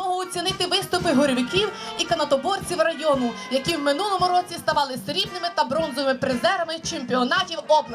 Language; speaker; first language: Ukrainian; native; Ukrainian